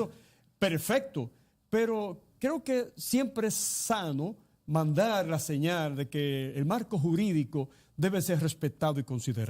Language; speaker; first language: Spanish; native; Spanish